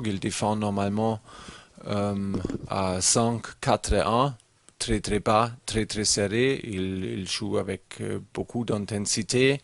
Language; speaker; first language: French; non-native, learner; German